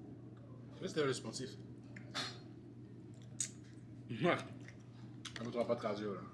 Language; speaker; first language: French; native; French